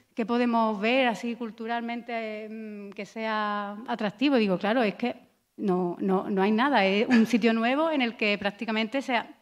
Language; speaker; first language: Spanish; native; Spanish